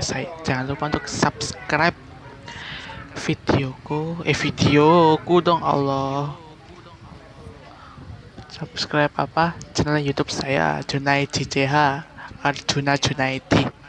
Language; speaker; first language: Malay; non-native, local second language; Javanese